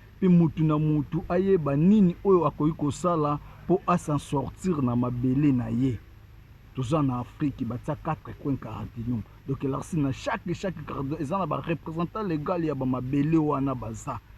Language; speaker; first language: Lingala; non-native, local second language; Kongo